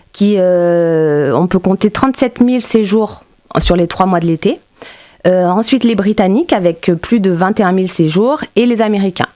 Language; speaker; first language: French; native; French